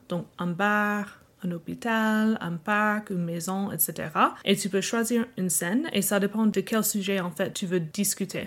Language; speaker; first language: French; non-native, fluent; English